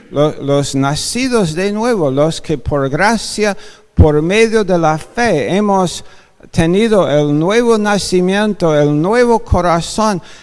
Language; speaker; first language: Spanish; non-native, fluent; English